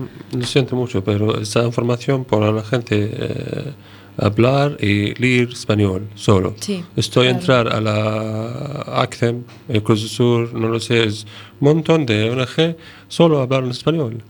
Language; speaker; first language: Spanish; non-native, learner; Arabic